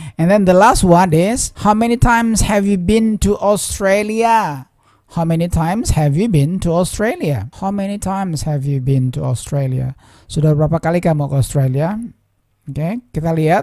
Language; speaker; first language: English; non-native, fluent; Indonesian